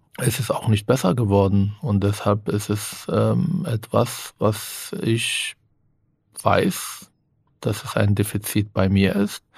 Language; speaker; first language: German; non-native, fluent; Arabic